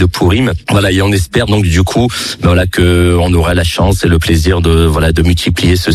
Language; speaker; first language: French; native; French